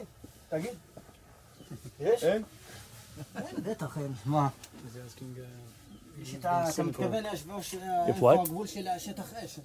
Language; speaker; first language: Hebrew; non-native, local second language; Arabic